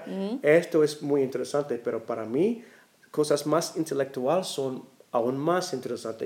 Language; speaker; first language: Spanish; non-native, learner; English